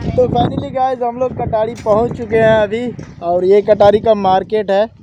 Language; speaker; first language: Hindi; non-native, local second language; Maithili